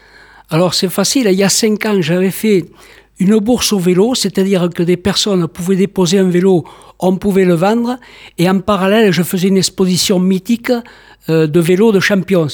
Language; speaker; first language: French; native; French